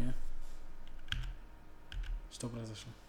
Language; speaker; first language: Russian; non-native, fluent; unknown